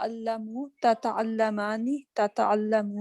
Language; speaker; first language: Arabic; non-native, learner; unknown